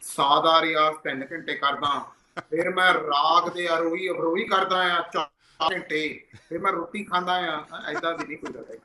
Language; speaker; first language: Punjabi; early bilingual, heritage; Punjabi